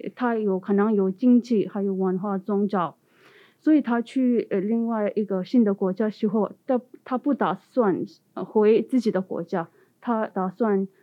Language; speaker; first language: Chinese; non-native, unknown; Tibetan